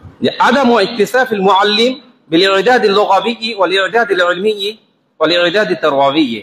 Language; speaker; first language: Arabic; non-native, fluent; Bangla